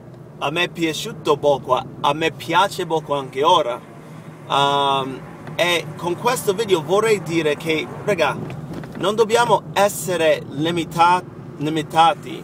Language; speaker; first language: Italian; non-native, fluent; English